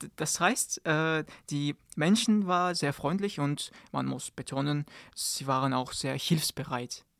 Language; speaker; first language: German; non-native, learner; Kazakh